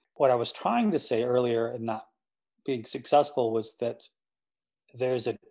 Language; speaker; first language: English; native; English